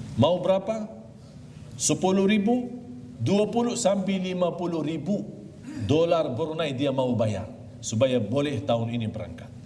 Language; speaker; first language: Malay; non-native, fluent; Arabic